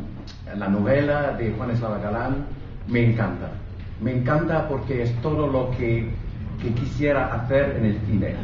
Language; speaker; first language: Spanish; non-native, fluent; English